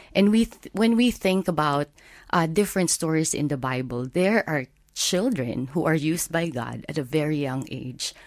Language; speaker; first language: English; non-native, local second language; Filipino